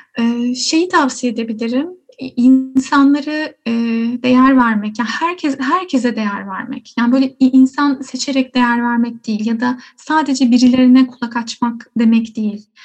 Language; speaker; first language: Turkish; native; Turkish